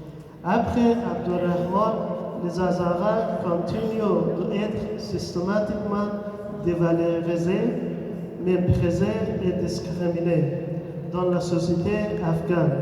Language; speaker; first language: French; non-native, learner; Persian